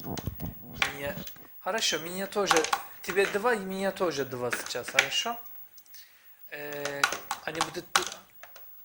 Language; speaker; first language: Russian; non-native, learner; Turkish